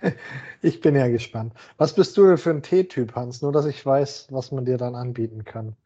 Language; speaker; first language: German; native; German